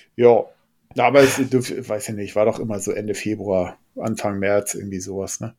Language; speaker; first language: German; native; German